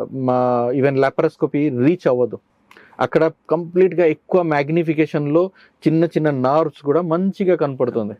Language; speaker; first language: Telugu; non-native, learner; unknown